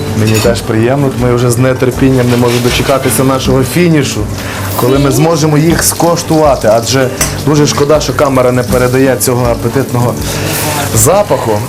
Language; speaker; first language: Ukrainian; native; Ukrainian